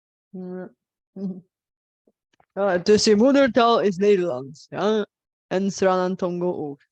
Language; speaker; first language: Dutch; non-native, fluent; Bulgarian